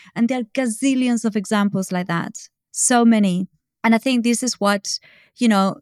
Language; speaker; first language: English; non-native, fluent; Spanish